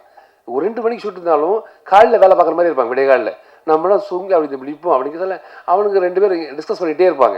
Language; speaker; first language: Tamil; native; Tamil